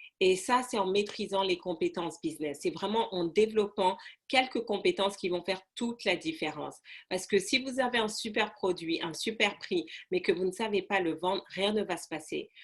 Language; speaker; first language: French; non-native, local second language; Arabic